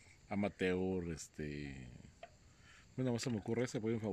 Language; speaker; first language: Spanish; native; Spanish